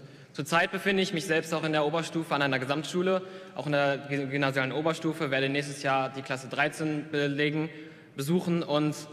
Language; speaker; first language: German; native; German